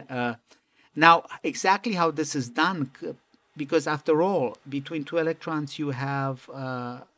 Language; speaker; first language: English; non-native, fluent; Romanian